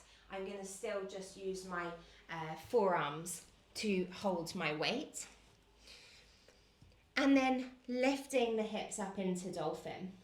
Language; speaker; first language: English; native; English